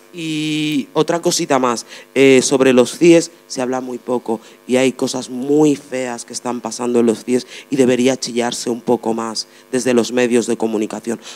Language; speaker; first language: Spanish; non-native, fluent; Arabic